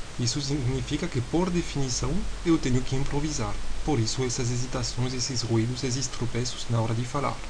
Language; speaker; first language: Portuguese; non-native, fluent; French